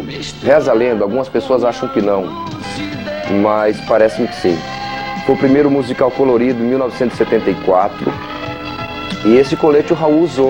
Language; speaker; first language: Portuguese; native; Portuguese